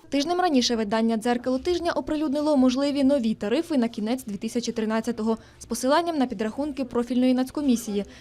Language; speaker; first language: Ukrainian; native; Ukrainian